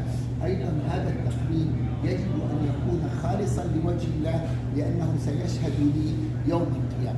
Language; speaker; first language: Arabic; native; Arabic